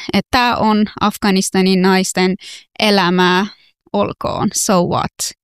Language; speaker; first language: Finnish; non-native, fluent; Persian